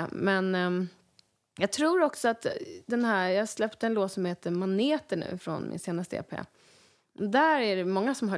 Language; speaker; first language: Swedish; native; Swedish